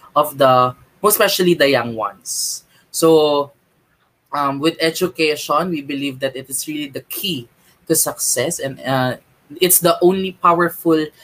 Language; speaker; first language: English; non-native, local second language; Filipino